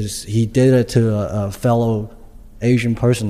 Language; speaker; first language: English; non-native, fluent; Chinese